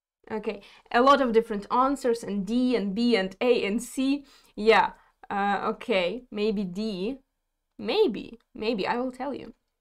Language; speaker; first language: English; non-native, fluent; Ukrainian